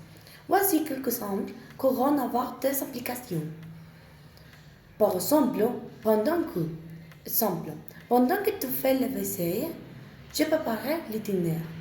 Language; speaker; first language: French; non-native, learner; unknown